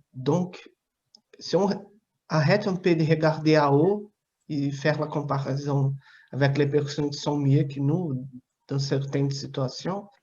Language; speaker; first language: French; non-native, fluent; Portuguese